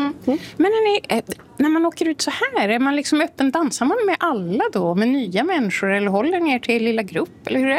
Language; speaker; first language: Swedish; native; Swedish